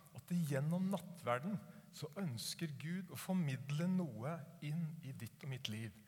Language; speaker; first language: Norwegian; native; Norwegian